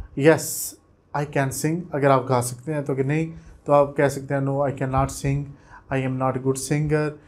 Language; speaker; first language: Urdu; non-native, local second language; Punjabi